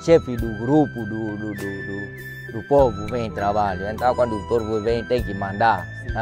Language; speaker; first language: Portuguese; non-native, learner; Vietnamese